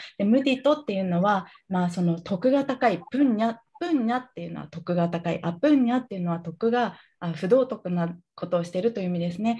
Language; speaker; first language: Japanese; native; Japanese